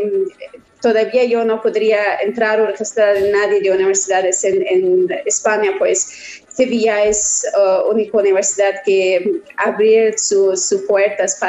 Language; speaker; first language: Spanish; non-native, learner; Persian